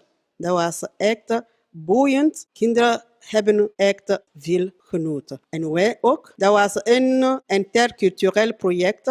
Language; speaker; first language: Dutch; non-native, fluent; French